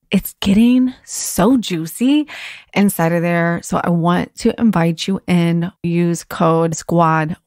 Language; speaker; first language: English; native; English